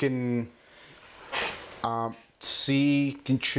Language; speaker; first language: English; non-native, fluent; Spanish